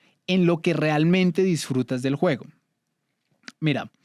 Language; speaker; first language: Spanish; native; Spanish